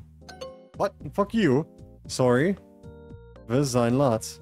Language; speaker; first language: Dutch; non-native, learner; English